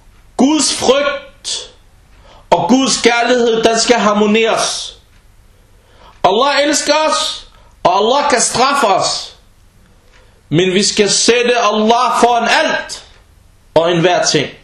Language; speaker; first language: Danish; early bilingual, other home language; Arabic